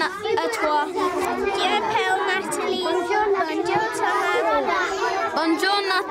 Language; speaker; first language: French; non-native, learner; English